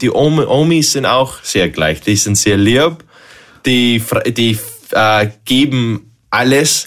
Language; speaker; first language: German; non-native, fluent; English